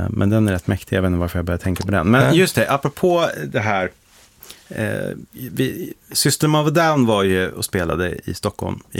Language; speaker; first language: Swedish; native; Swedish